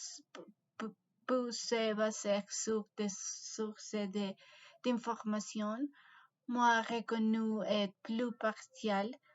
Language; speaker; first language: French; non-native, learner; Spanish